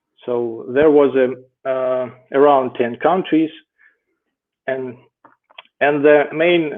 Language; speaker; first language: English; non-native, fluent; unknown